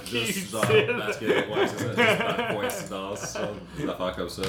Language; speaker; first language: French; native; French